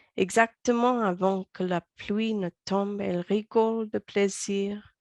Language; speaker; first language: French; early bilingual, heritage; French